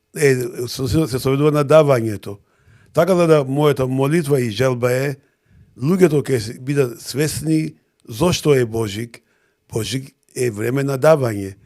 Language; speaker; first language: Macedonian; non-native, fluent; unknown